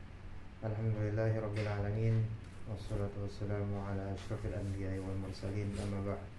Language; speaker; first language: Arabic; non-native, fluent; Indonesian